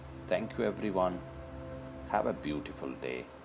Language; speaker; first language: English; non-native, local second language; Malayalam